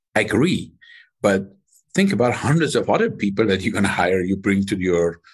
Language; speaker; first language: English; non-native, fluent; Persian